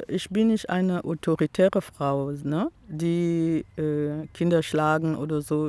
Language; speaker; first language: German; non-native, fluent; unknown